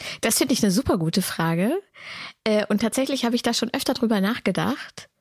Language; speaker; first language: German; native; German